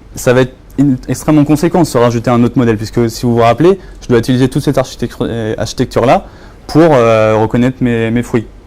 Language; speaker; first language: French; native; French